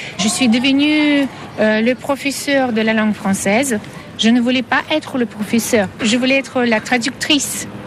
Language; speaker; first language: French; non-native, fluent; Russian